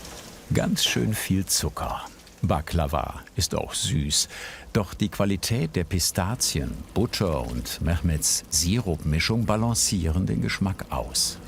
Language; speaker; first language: German; native; German